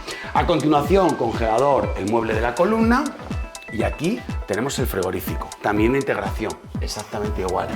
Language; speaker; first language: Spanish; native; Spanish